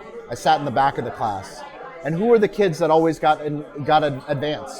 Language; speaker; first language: English; native; English